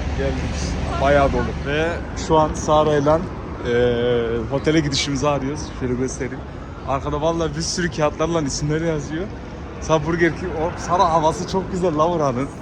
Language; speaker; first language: Turkish; early bilingual, heritage; Turkish